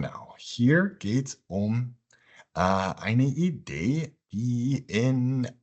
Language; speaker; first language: German; non-native, fluent; English